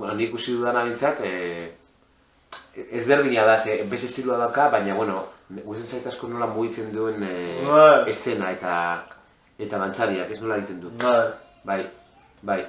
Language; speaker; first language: Basque; non-native, local second language; Spanish